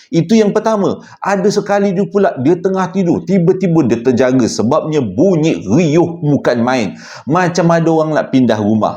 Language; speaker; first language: Malay; native; Malay